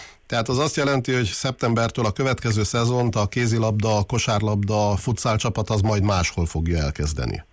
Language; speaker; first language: Hungarian; native; Hungarian